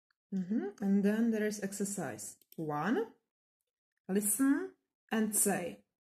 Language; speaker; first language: English; non-native, fluent; Czech